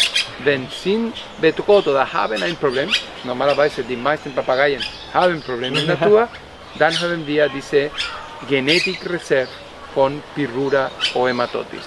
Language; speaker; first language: German; non-native, fluent; Spanish